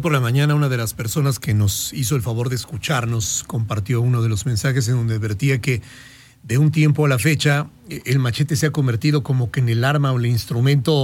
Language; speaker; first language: Spanish; native; Spanish